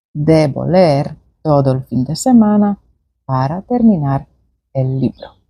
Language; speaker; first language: Spanish; non-native, fluent; Polish